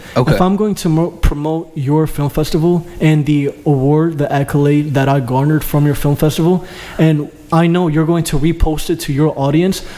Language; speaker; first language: English; early bilingual, other home language; Albanian